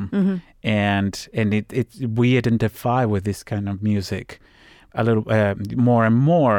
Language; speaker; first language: English; non-native, fluent; Spanish